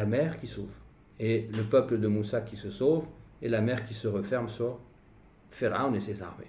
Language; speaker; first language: French; native; French